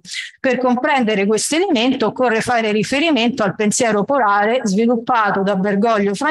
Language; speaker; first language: Italian; native; Italian